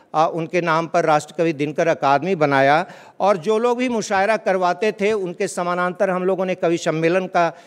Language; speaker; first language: Hindi; native; Hindi